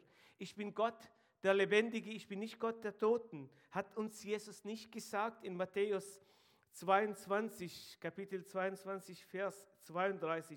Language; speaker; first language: German; non-native, fluent; Arabic